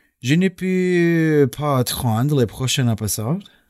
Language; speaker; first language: French; non-native, learner; English